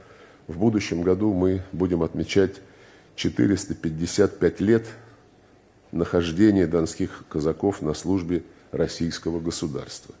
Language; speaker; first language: Russian; native; Russian